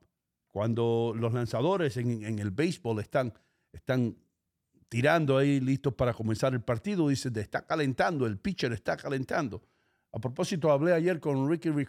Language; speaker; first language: Spanish; native; Spanish